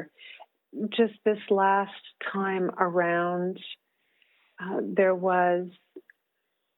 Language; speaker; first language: English; native; English